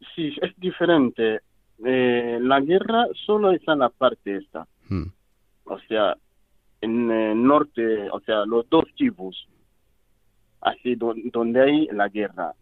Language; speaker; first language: Spanish; non-native, fluent; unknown